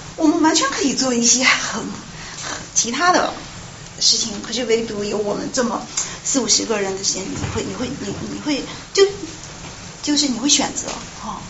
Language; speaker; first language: Chinese; native; Chinese